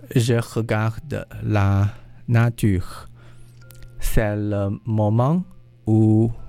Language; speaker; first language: French; non-native, learner; Chinese